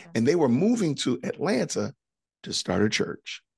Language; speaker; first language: English; native; English